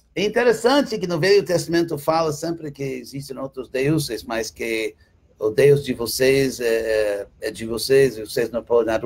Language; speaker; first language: Portuguese; non-native, fluent; English